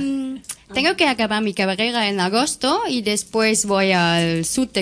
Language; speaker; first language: Spanish; non-native, learner; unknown